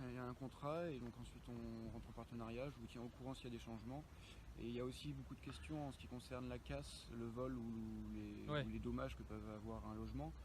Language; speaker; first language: French; native; French